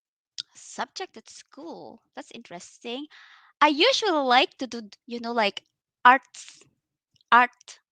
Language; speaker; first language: English; non-native, local second language; Filipino